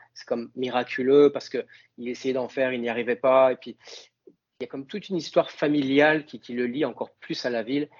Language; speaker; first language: French; native; French